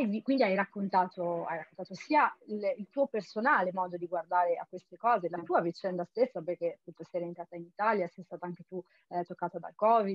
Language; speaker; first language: Italian; native; Italian